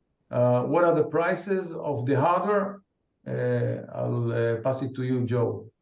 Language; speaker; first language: English; non-native, fluent; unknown